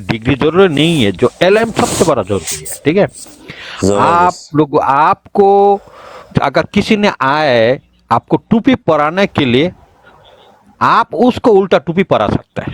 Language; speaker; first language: Hindi; non-native, learner; Bangla